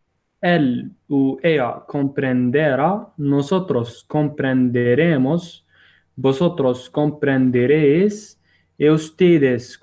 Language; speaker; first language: Spanish; non-native, learner; English